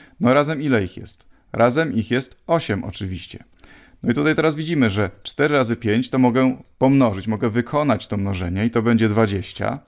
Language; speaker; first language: Polish; native; Polish